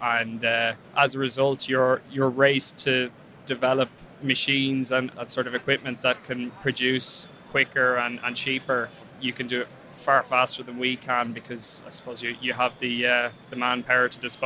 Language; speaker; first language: English; native; English